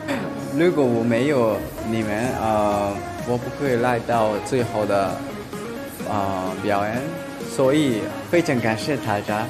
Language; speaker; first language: Chinese; non-native, learner; Japanese